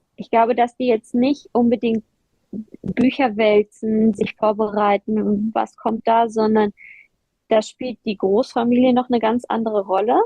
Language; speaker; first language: German; native; German